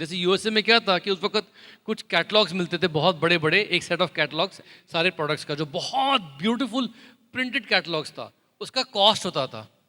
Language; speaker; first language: Hindi; native; Hindi